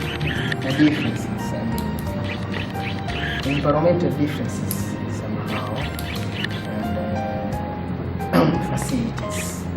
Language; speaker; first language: English; non-native, local second language; Swahili